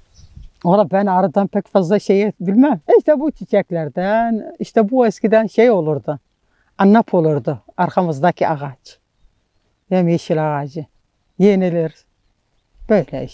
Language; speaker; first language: Turkish; non-native, local second language; Arabic